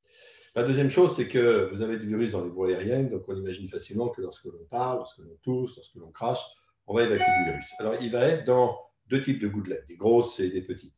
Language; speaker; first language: French; native; French